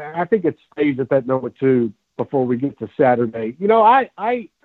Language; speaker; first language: English; native; English